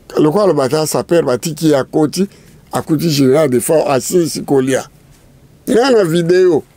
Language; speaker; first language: Lingala; native; Lingala